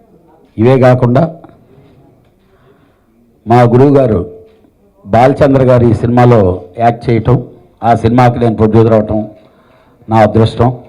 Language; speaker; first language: Telugu; native; Telugu